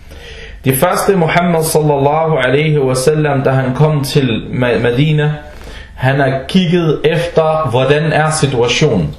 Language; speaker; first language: Danish; non-native, fluent; Arabic